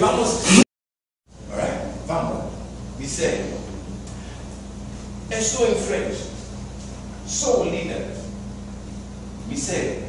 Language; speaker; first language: Portuguese; non-native, fluent; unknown